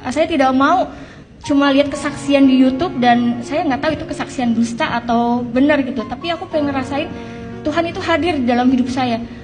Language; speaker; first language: Indonesian; native; Indonesian